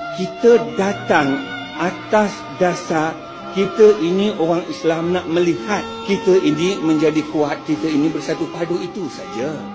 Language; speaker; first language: Malay; non-native, local second language; Chinese